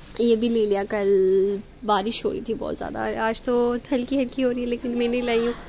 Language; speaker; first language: Urdu; non-native, local second language; Khowar